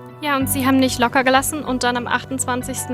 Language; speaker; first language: German; native; German